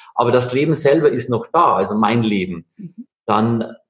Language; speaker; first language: German; native; German